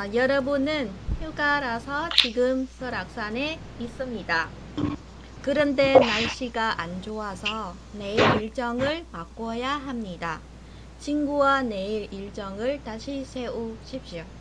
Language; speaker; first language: Korean; non-native, fluent; Vietnamese